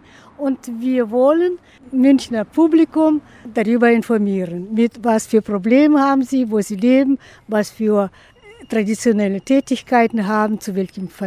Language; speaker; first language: German; non-native, fluent; Russian